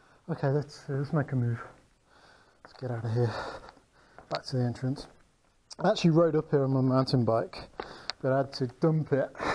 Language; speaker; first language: English; native; English